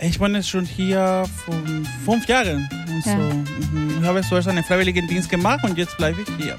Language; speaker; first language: German; non-native, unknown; Spanish